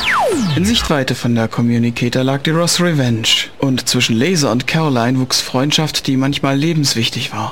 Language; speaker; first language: German; native; German